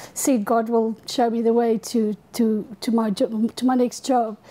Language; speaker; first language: English; non-native, local second language; Afrikaans